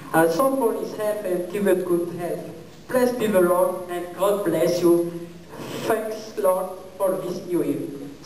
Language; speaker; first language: English; non-native, learner; Malagasy